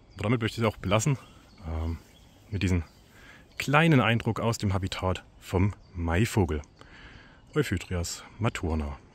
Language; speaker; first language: German; native; German